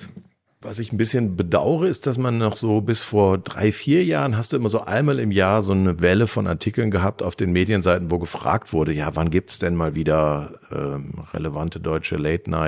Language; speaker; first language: German; native; German